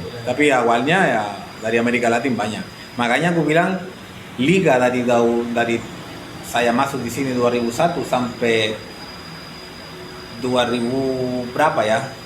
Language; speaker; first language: Indonesian; non-native, fluent; Spanish